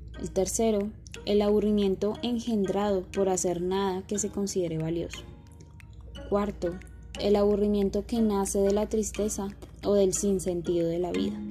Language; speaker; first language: Spanish; native; Spanish